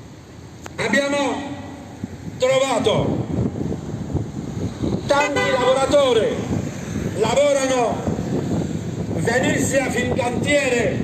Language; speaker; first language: Italian; non-native, fluent; Bangla